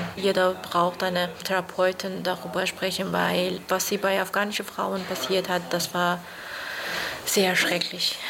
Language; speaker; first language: German; non-native, fluent; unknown